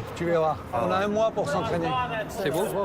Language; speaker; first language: French; native; French